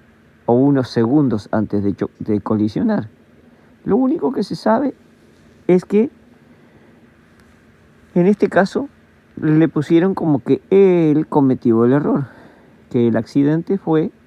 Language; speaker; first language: Spanish; native; Spanish